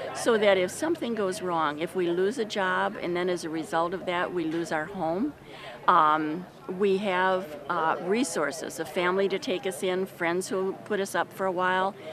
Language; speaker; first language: English; native; English